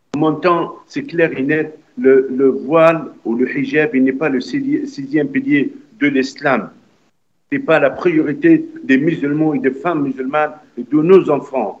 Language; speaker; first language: French; non-native, local second language; Arabic